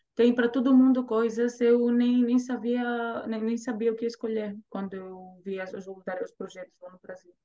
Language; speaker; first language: Portuguese; non-native, fluent; Greek